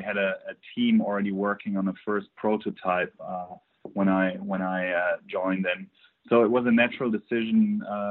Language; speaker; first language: English; non-native, fluent; German